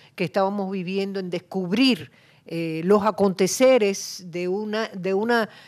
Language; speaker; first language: Spanish; native; Spanish